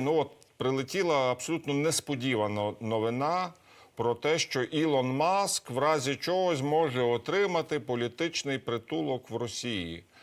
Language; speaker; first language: Ukrainian; native; Ukrainian